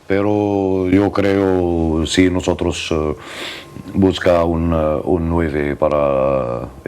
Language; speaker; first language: Spanish; non-native, learner; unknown